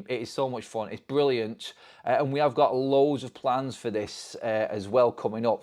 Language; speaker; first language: English; native; English